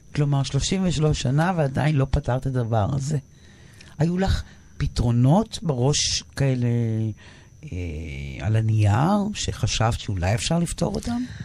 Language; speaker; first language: Hebrew; native; Hebrew